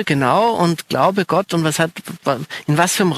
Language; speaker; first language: German; native; German